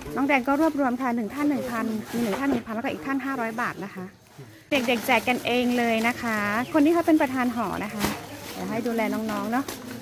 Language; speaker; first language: Thai; non-native, local second language; Karen languages